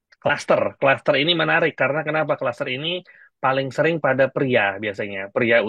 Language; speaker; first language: Indonesian; native; Indonesian